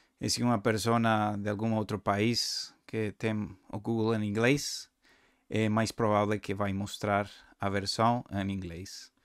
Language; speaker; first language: Portuguese; non-native, learner; Spanish